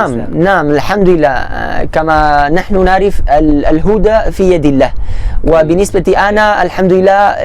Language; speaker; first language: Arabic; non-native, learner; Spanish